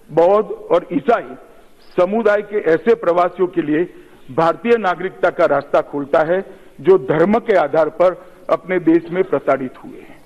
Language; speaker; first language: Hindi; non-native, local second language; Gujarati